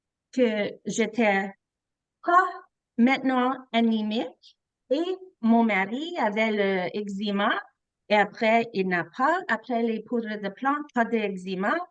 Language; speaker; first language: French; non-native, local second language; English